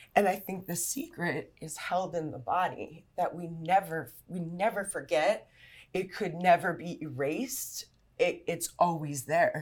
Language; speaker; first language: English; native; English